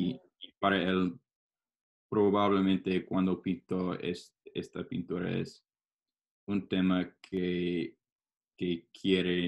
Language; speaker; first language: Spanish; non-native, learner; English